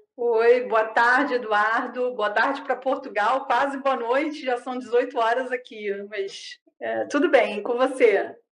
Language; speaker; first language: Portuguese; native; Portuguese